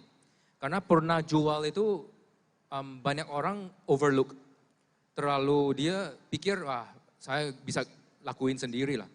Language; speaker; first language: Indonesian; non-native, fluent; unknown